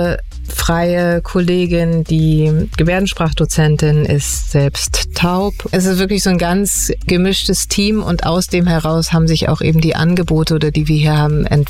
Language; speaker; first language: German; native; German